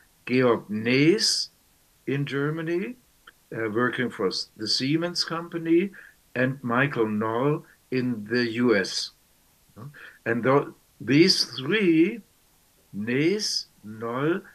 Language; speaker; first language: English; non-native, fluent; German